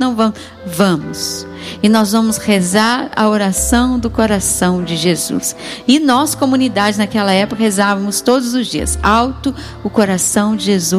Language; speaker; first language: Portuguese; native; Portuguese